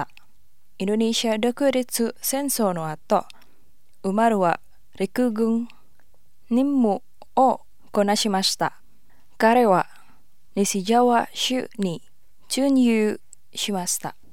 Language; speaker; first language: Japanese; non-native, fluent; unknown